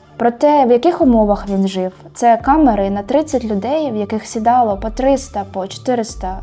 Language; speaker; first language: Ukrainian; non-native, local second language; Russian